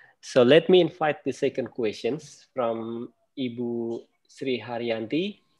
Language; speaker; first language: English; non-native, fluent; Indonesian